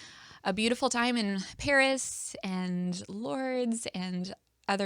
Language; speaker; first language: English; native; English